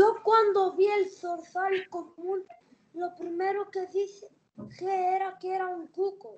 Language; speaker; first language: Spanish; early bilingual, heritage; Spanish